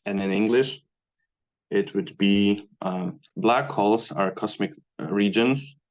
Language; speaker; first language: English; non-native, fluent; Polish